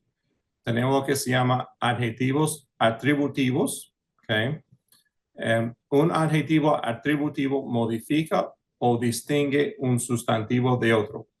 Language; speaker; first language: Spanish; early bilingual, heritage; English